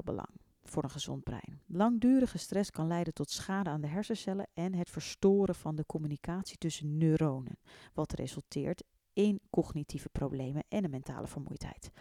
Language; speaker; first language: Dutch; native; Dutch